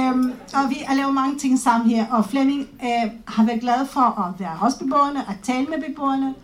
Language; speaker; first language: Danish; non-native, fluent; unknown